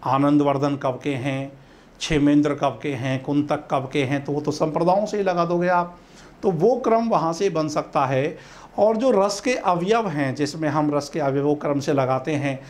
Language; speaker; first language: Hindi; native; Hindi